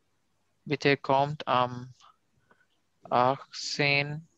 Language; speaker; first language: German; non-native, learner; Urdu